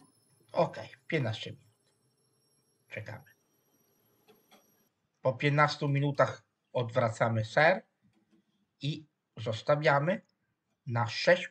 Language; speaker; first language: Polish; non-native, fluent; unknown